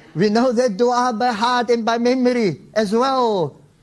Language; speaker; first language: English; early bilingual, other home language; Afrikaans